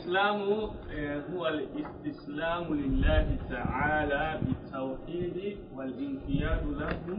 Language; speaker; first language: Arabic; non-native, learner; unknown